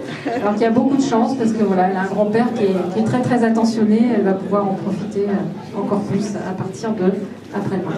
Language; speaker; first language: French; native; French